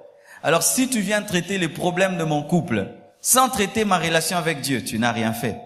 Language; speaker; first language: French; non-native, local second language; Lingala